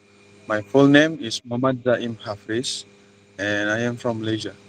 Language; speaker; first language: English; non-native, learner; Malay